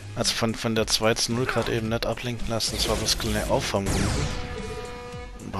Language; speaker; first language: German; native; German